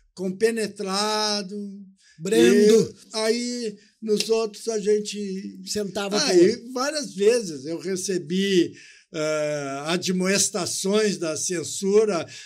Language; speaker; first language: Portuguese; native; Portuguese